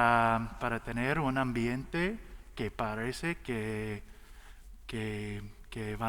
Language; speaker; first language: Spanish; non-native, learner; English